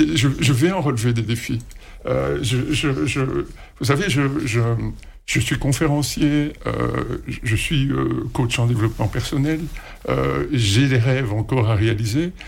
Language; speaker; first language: French; native; French